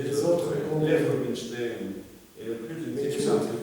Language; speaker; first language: French; non-native, fluent; Russian